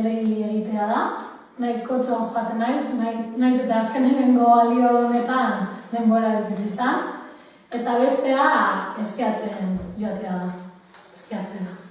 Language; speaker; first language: Basque; non-native, local second language; Spanish